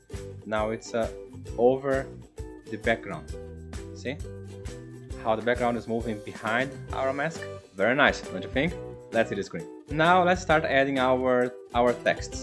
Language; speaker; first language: English; non-native, fluent; Portuguese